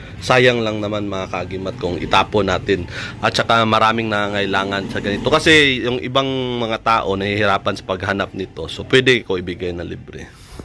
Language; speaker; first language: Filipino; non-native, local second language; Cebuano